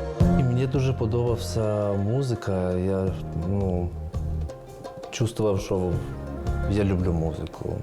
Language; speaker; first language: Ukrainian; non-native, learner; Persian